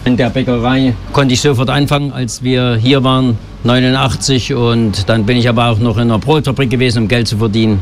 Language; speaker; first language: German; native; German